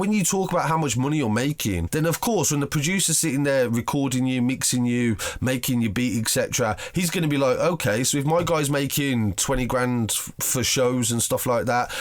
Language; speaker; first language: English; native; English